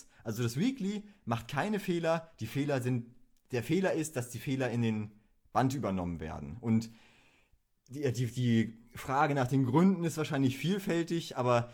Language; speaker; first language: German; native; German